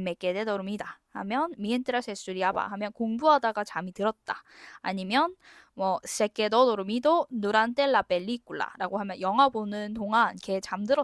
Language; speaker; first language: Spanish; non-native, fluent; Korean